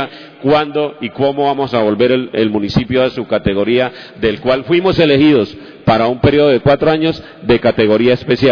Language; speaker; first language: Spanish; native; Spanish